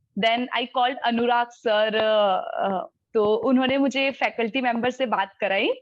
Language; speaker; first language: Hindi; native; Hindi